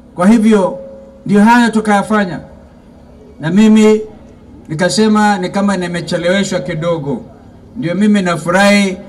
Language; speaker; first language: Swahili; native; Swahili